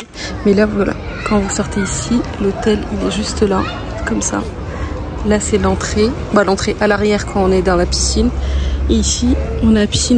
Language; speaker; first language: French; early bilingual, other home language; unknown